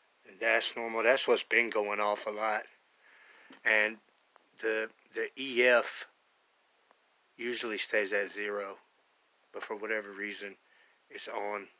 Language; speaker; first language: English; native; English